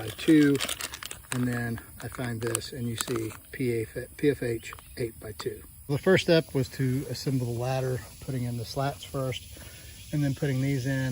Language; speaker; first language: English; native; English